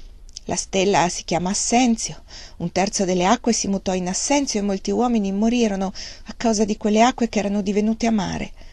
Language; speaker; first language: Italian; native; Italian